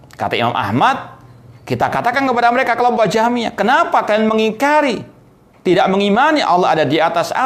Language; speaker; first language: Indonesian; native; Indonesian